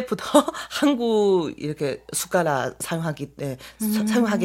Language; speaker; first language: Korean; non-native, fluent; Chinese